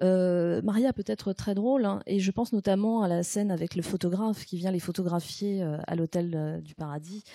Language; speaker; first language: French; native; French